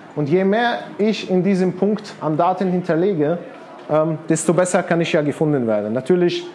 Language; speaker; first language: German; non-native, fluent; Arabic